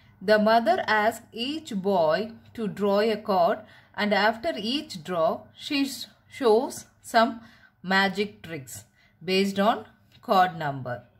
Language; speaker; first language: English; non-native, local second language; Tamil